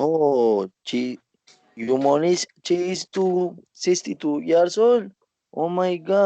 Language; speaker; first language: English; non-native, learner; Spanish